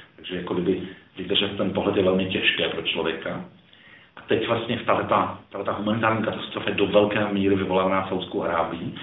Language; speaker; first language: Czech; early bilingual, other home language; Croatian